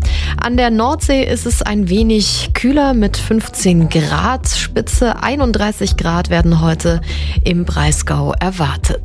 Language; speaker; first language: German; native; German